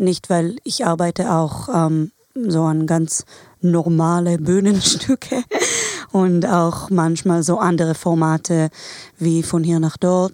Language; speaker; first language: German; non-native, fluent; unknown